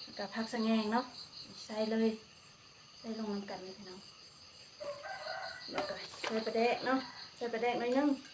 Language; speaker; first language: Thai; non-native, local second language; Lao